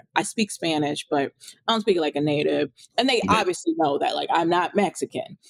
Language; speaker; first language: English; native; English